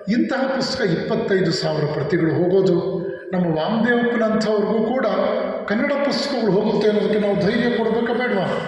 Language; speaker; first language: Kannada; non-native, local second language; Telugu